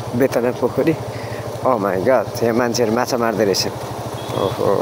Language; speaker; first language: Nepali; native; Nepali